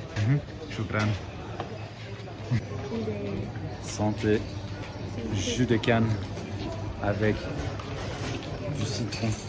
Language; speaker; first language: French; non-native, fluent; German